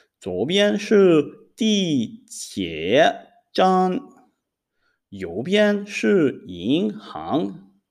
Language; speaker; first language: Chinese; non-native, fluent; Hebrew